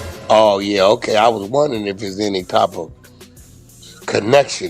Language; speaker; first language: English; native; English